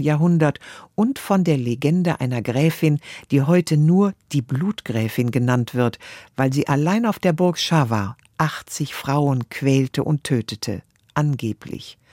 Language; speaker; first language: German; native; German